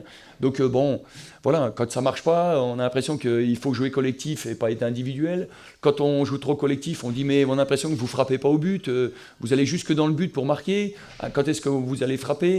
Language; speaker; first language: French; native; French